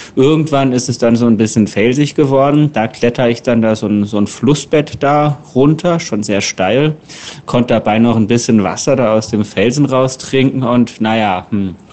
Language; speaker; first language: German; native; German